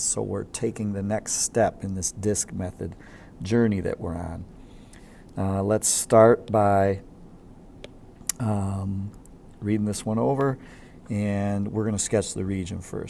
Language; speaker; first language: English; native; English